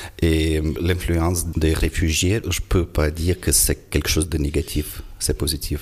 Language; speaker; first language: French; non-native, fluent; Ukrainian